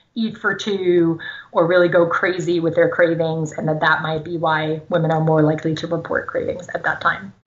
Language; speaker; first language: English; non-native, fluent; German